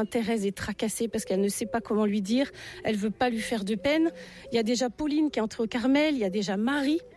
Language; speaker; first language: French; native; French